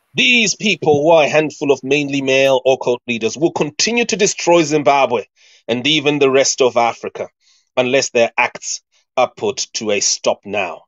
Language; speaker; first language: English; non-native, local second language; Shona